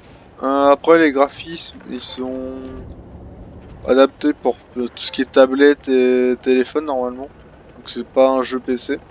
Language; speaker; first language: French; native; French